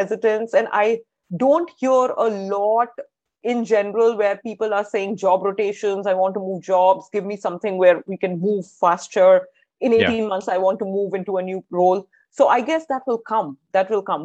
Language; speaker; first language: English; non-native, local second language; Hindi